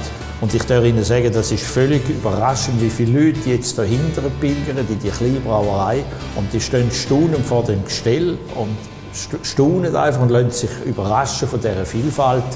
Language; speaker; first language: German; native; German